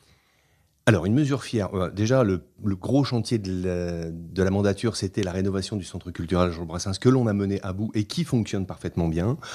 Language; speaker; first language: French; native; French